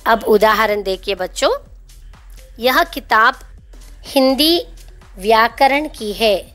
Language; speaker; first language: Hindi; non-native, local second language; Telugu